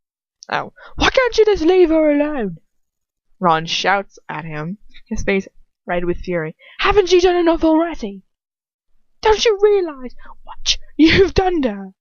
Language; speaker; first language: English; native; English